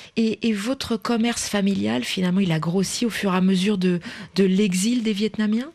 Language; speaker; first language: French; native; French